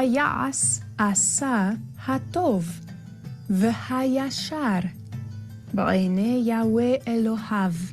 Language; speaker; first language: Hebrew; non-native, learner; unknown